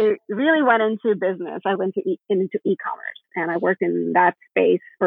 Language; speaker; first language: English; non-native, local second language; Gujarati